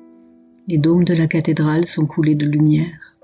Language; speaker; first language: French; native; French